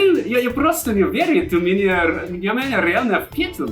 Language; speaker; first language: Russian; non-native, fluent; German